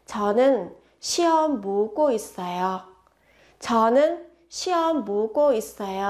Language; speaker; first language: Korean; non-native, fluent; Vietnamese